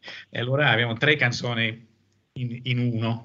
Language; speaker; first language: Italian; non-native, fluent; English